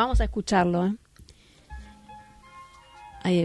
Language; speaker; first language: Spanish; native; Spanish